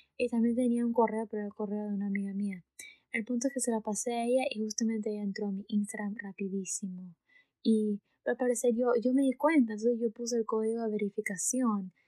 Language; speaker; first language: Spanish; early bilingual, heritage; Spanish